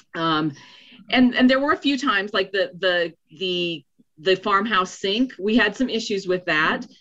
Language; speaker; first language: English; native; English